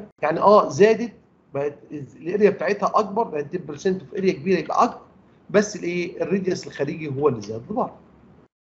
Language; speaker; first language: Arabic; native; Arabic